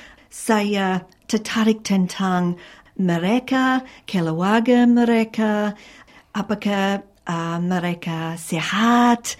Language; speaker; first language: Indonesian; non-native, fluent; English